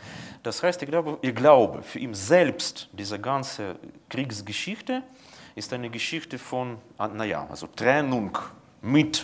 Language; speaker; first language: German; non-native, fluent; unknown